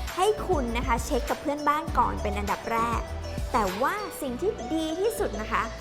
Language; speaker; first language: Thai; native; Thai